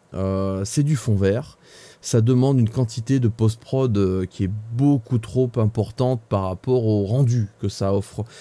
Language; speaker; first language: French; native; French